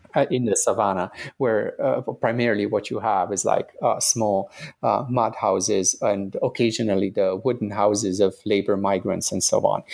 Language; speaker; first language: English; non-native, fluent; Romanian